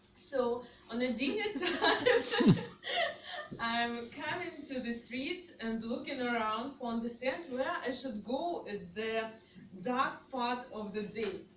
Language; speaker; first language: English; non-native, learner; Russian